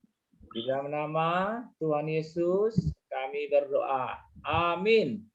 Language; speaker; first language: Indonesian; native; Indonesian